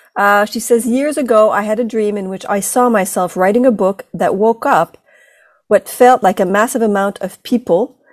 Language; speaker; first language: English; non-native, fluent; Italian